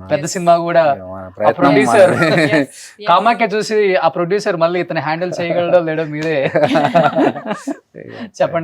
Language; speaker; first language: Telugu; native; Telugu